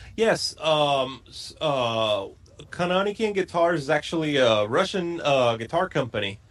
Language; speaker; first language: English; non-native, fluent; Spanish